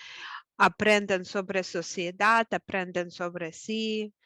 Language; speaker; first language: Spanish; non-native, fluent; Russian